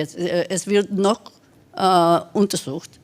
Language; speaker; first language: German; non-native, fluent; Spanish